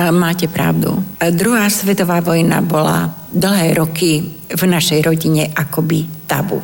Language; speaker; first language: Slovak; non-native, local second language; Romany